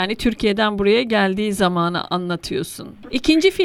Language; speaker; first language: Turkish; native; Turkish